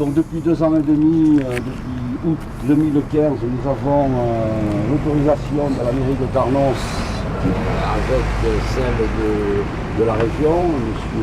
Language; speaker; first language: French; native; French